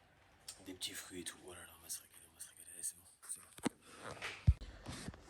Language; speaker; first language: French; native; French